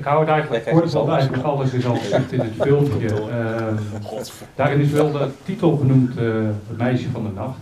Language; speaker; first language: Dutch; native; Dutch